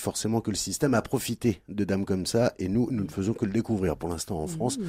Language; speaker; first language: French; native; French